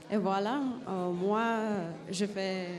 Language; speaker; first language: French; non-native, fluent; Czech